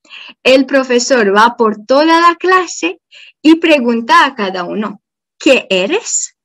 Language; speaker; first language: Spanish; non-native, fluent; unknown